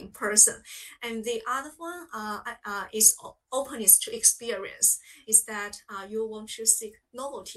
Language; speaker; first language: English; non-native, fluent; Chinese